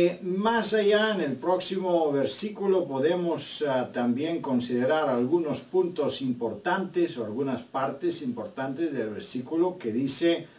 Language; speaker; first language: Spanish; non-native, fluent; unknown